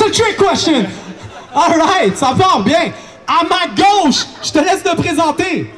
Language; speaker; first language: French; native; French